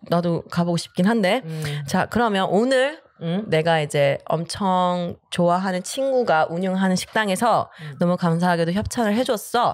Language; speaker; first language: Korean; early bilingual, heritage; Korean